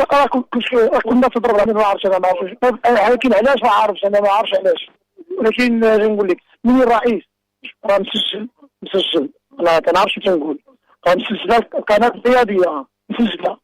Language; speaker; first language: Arabic; native; Arabic